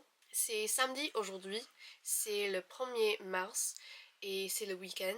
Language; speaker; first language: French; non-native, fluent; English